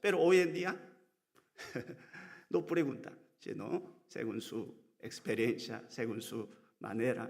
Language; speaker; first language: Spanish; non-native, learner; Korean